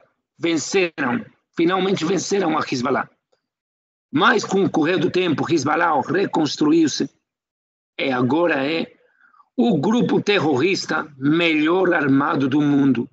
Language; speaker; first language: Portuguese; non-native, fluent; Spanish